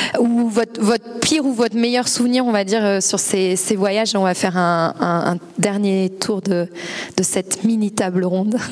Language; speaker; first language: French; native; French